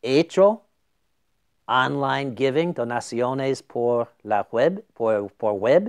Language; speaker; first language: Spanish; non-native, fluent; English